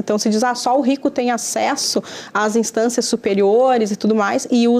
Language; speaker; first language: Portuguese; native; Portuguese